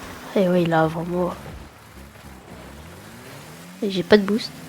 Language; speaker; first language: French; native; French